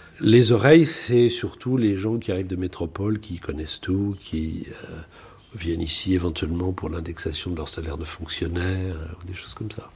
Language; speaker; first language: French; native; French